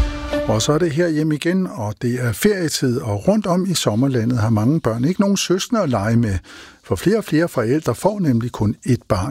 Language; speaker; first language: Danish; native; Danish